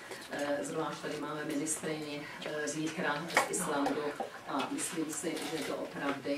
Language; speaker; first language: Czech; early bilingual, heritage; Czech